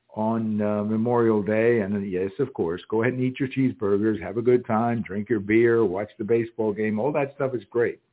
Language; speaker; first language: English; early bilingual, other home language; Spanish